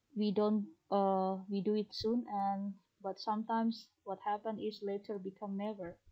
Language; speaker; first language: English; non-native, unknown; Indonesian